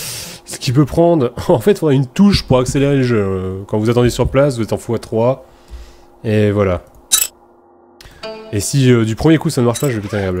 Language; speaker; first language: French; native; French